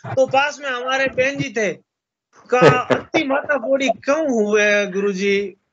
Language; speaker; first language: Hindi; native; Hindi